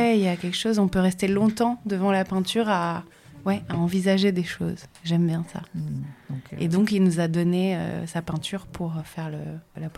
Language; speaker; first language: French; native; French